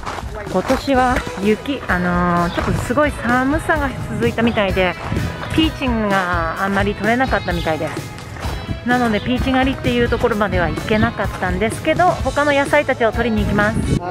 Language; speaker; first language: Japanese; native; Japanese